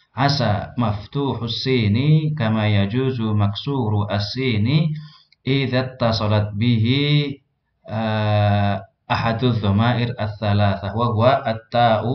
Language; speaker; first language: Arabic; non-native, fluent; Indonesian